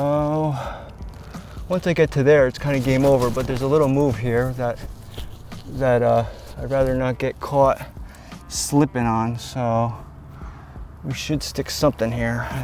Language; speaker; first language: English; native; English